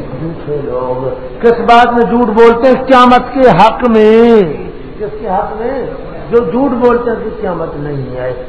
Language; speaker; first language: Urdu; non-native, local second language; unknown